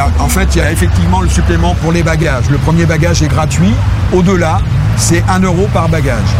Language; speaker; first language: French; native; French